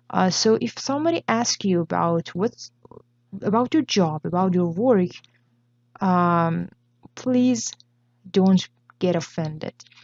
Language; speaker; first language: English; non-native, fluent; Persian